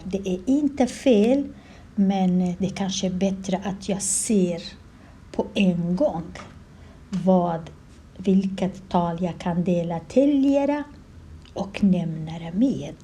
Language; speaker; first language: Swedish; non-native, learner; Kurdish